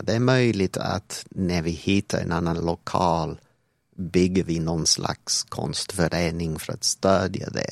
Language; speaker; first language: Swedish; non-native, fluent; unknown